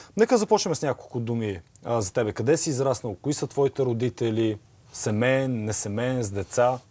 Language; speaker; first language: Bulgarian; native; Bulgarian